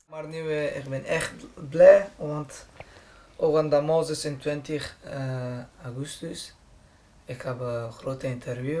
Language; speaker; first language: Dutch; non-native, learner; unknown